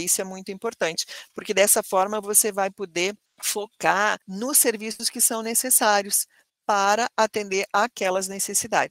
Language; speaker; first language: Portuguese; native; Portuguese